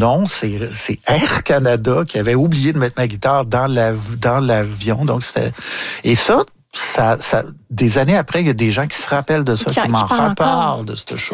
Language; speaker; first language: French; native; French